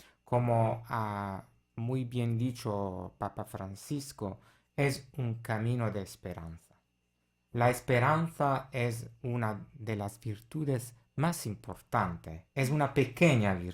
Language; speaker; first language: Spanish; non-native, fluent; Italian